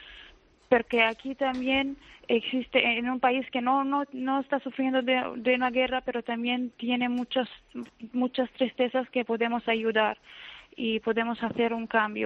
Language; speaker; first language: Spanish; non-native, fluent; Arabic